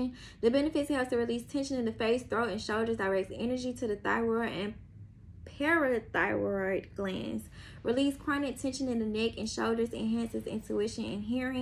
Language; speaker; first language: English; native; English